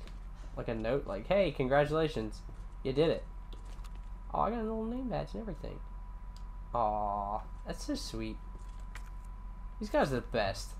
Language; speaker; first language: English; native; English